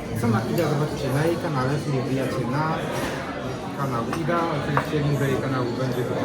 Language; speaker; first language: Polish; native; Polish